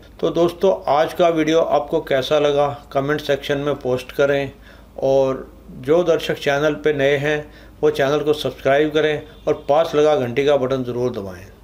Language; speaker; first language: Hindi; non-native, local second language; Punjabi